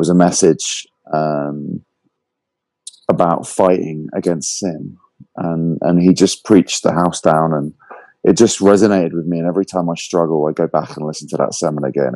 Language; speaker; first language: English; native; English